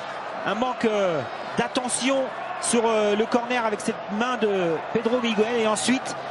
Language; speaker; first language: French; native; French